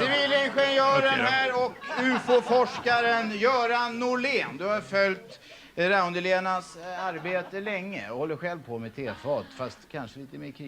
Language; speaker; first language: Swedish; native; Swedish